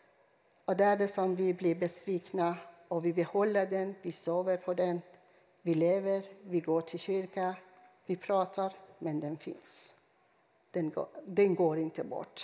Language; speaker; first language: Swedish; non-native, fluent; Persian